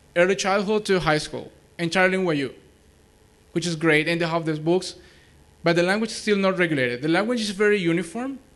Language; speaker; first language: English; non-native, fluent; Spanish